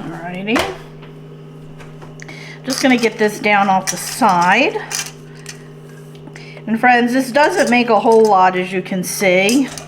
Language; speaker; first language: English; native; English